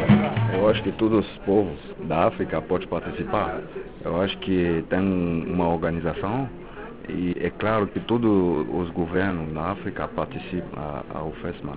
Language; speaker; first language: Portuguese; non-native, local second language; French